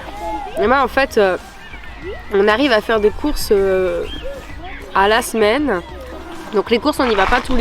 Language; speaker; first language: French; native; French